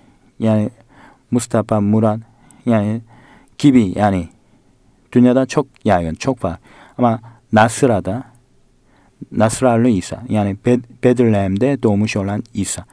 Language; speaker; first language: Turkish; non-native, fluent; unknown